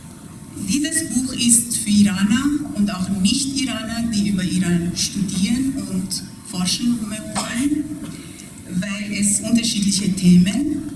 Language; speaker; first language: German; non-native, fluent; Persian